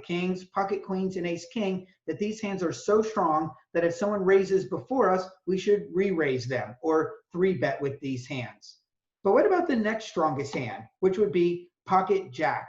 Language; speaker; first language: English; native; English